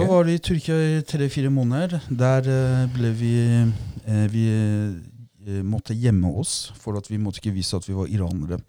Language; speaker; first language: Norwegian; early bilingual, other home language; Persian